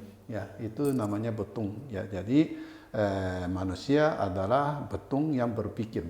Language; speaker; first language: Indonesian; non-native, fluent; Japanese